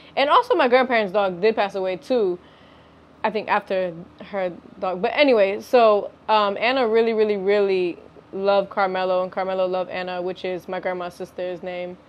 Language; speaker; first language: English; native; English